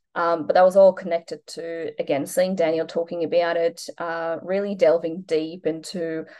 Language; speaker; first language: English; non-native, fluent; Polish